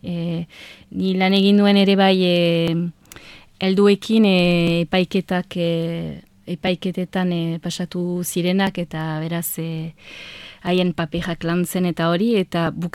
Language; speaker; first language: Basque; non-native, local second language; French